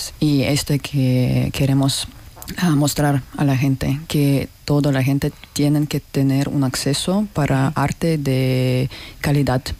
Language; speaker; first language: Spanish; non-native, learner; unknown